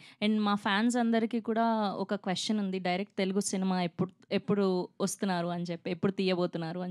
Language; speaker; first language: Telugu; native; Telugu